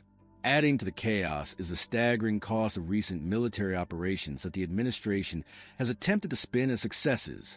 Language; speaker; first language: English; native; English